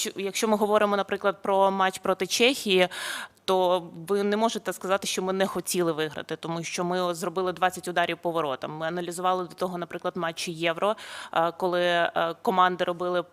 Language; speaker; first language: Ukrainian; native; Ukrainian